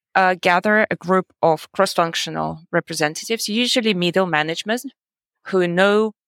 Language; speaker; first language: English; non-native, fluent; Russian